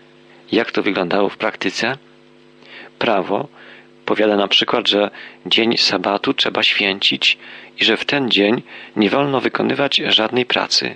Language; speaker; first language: Polish; native; Polish